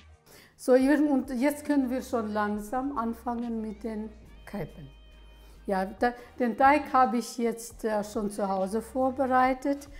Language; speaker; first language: German; early bilingual, heritage; German